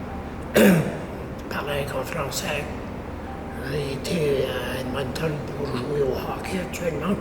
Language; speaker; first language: French; native; French